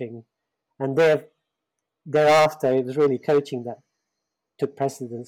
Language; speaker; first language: English; native; English